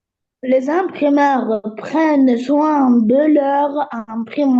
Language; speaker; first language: French; non-native, learner; Arabic